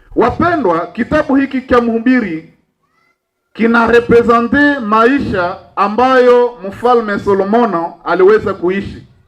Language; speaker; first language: Swahili; non-native, local second language; Nande